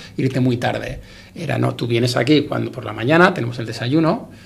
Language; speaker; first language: Spanish; native; Spanish